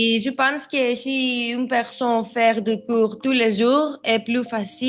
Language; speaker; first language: French; non-native, learner; Greek